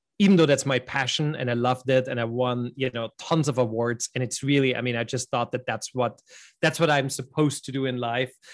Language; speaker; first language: English; non-native, fluent; German